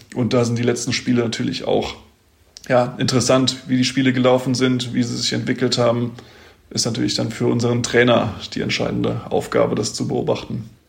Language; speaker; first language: German; native; German